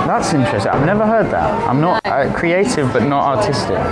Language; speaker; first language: English; native; English